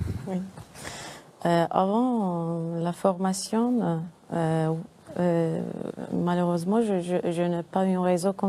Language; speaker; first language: French; non-native, learner; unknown